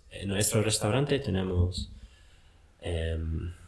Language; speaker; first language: Spanish; non-native, fluent; English